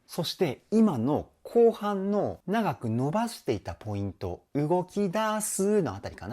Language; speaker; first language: Japanese; native; Japanese